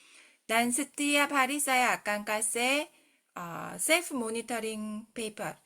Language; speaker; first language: Indonesian; non-native, fluent; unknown